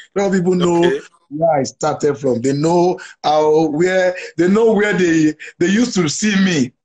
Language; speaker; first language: English; non-native, local second language; Yoruba